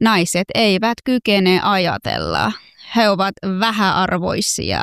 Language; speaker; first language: Finnish; non-native, fluent; Persian